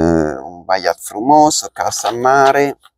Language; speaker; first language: Romanian; non-native, learner; Spanish